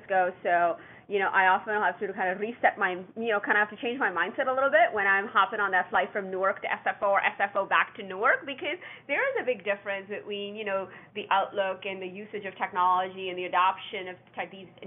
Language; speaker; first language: English; native; English